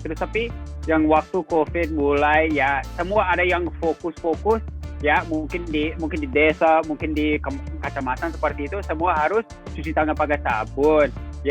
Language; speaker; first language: Indonesian; non-native, fluent; English